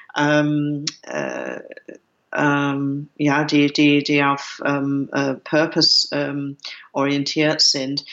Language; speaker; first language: German; non-native, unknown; English